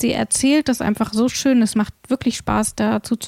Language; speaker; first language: German; native; German